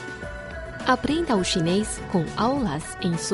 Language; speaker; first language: Portuguese; non-native, fluent; Chinese